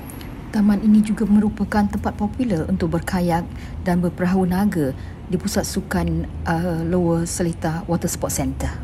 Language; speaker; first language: Malay; native; Malay